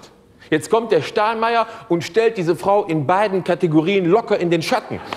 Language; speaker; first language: German; native; German